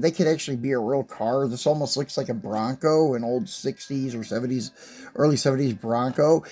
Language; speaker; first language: English; native; English